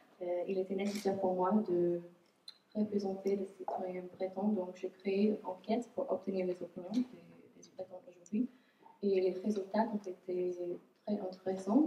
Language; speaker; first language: French; non-native, fluent; English